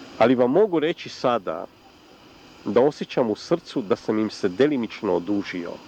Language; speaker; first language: Serbian; non-native, local second language; Hungarian